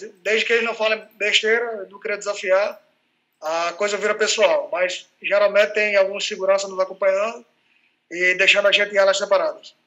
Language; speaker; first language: Portuguese; native; Portuguese